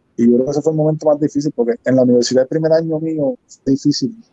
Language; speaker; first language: Spanish; native; Spanish